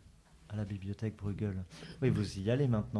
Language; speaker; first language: French; native; French